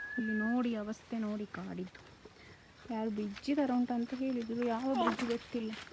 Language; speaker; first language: Kannada; non-native, local second language; Tulu